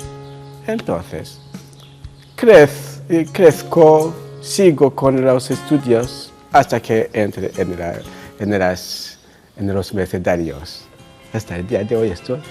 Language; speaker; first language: Spanish; non-native, local second language; Kinyarwanda